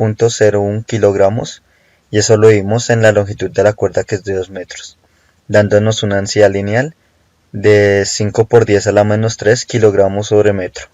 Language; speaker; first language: Spanish; native; Spanish